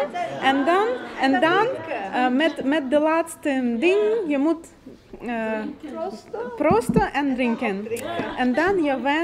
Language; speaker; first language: Dutch; non-native, learner; Russian